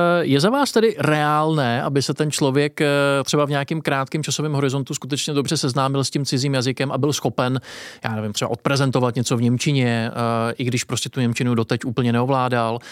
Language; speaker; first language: Czech; native; Czech